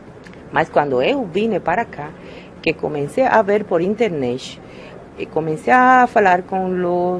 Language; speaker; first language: Portuguese; non-native, learner; Spanish